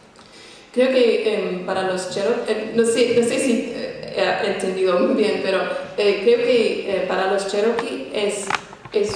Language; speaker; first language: Spanish; non-native, fluent; English